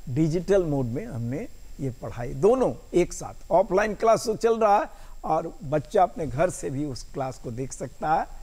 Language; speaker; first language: Hindi; native; Hindi